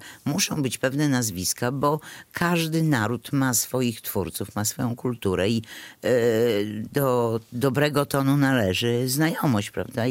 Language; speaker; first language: Polish; native; Polish